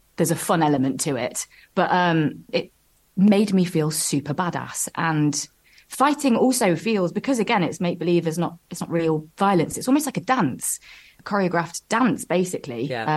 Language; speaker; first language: English; native; English